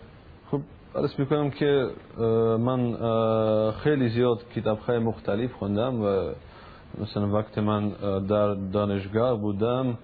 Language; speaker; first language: Persian; non-native, learner; Russian